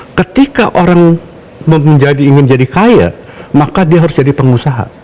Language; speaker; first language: Indonesian; native; Indonesian